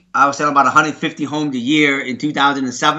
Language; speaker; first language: English; early bilingual, other home language; Vietnamese